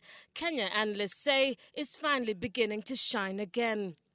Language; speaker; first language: English; non-native, local second language; Swahili